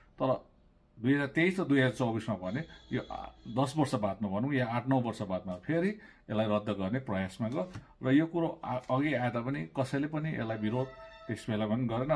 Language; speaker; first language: Nepali; native; Nepali